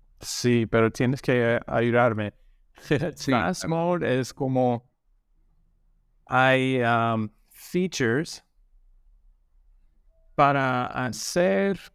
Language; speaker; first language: Spanish; non-native, learner; English